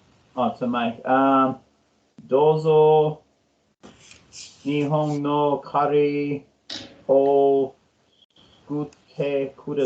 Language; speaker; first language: Japanese; non-native, learner; English